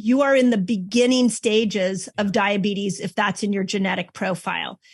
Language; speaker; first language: English; native; English